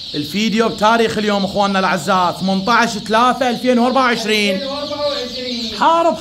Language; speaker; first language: Arabic; native; Arabic